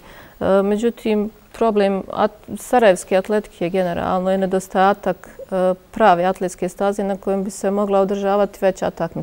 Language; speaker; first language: Croatian; native; Croatian